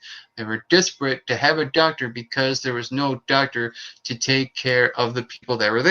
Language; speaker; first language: English; native; English